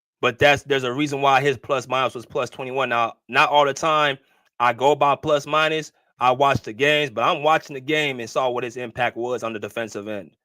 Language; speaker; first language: English; native; English